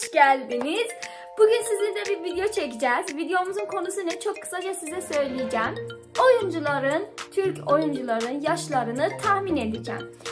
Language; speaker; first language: Turkish; non-native, fluent; Persian